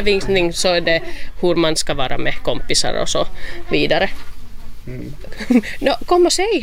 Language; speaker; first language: Swedish; non-native, local second language; Finnish